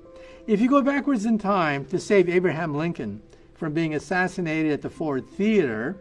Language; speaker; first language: English; native; English